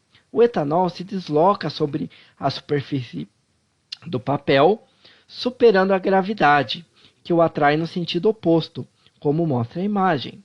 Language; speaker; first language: Portuguese; native; Portuguese